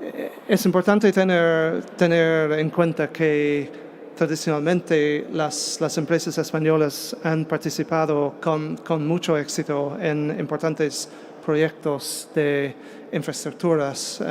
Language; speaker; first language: Spanish; non-native, fluent; English